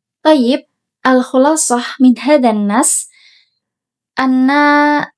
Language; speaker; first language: Arabic; non-native, learner; Indonesian